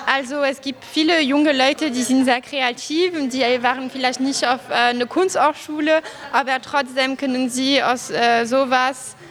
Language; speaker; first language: German; non-native, fluent; Arabic